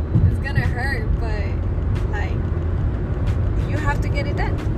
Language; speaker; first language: English; early bilingual, other home language; Spanish